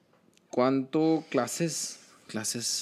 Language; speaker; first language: Spanish; non-native, learner; Hindi